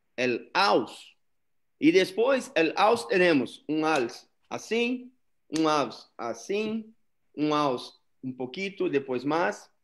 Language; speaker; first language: Spanish; non-native, learner; Portuguese